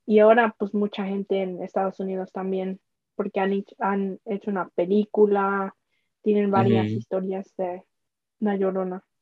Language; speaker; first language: Spanish; early bilingual, heritage; Spanish